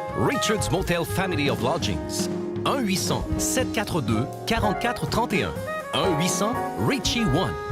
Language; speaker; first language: French; native; French